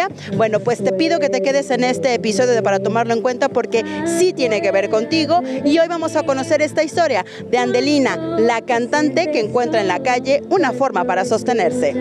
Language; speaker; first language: Spanish; native; Spanish